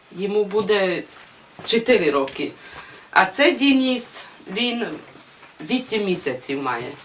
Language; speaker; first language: Ukrainian; non-native, local second language; Romany